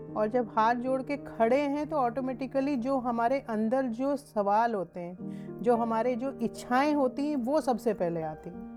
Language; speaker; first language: Hindi; native; Hindi